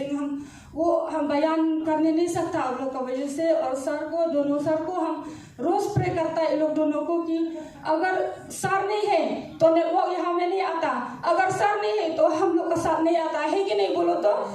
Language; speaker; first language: Hindi; non-native, local second language; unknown